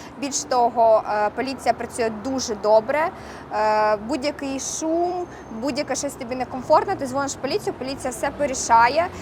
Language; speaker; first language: Ukrainian; non-native, local second language; Russian